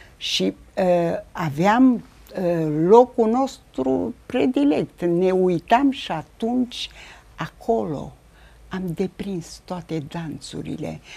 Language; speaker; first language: Romanian; native; Romanian